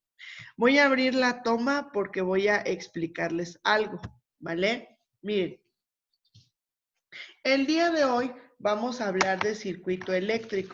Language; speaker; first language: Spanish; native; Spanish